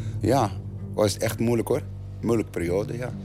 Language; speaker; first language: Dutch; non-native, learner; Arabic